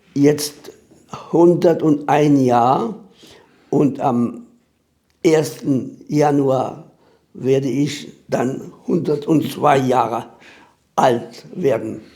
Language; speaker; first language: German; native; German